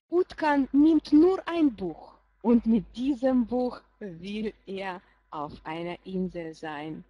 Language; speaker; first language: German; non-native, fluent; Russian